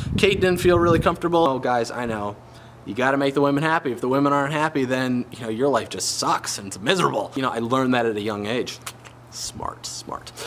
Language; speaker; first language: English; native; English